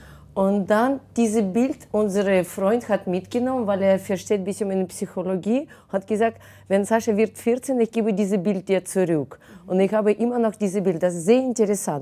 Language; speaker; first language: German; non-native, fluent; Russian